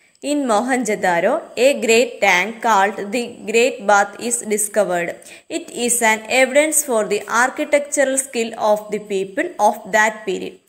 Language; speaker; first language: English; non-native, local second language; Malayalam